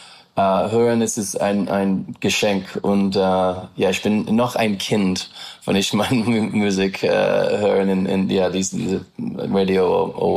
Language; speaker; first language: German; non-native, learner; English